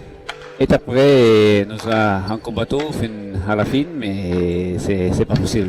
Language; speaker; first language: French; non-native, learner; Catalan